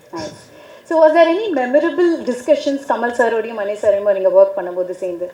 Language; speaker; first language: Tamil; native; Tamil